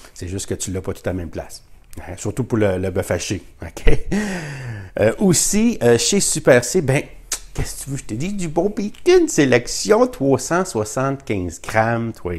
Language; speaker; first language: French; native; French